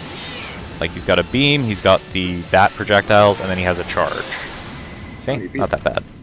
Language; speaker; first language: English; native; English